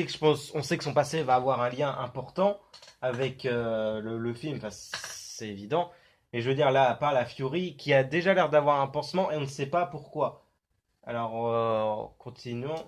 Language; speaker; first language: French; native; French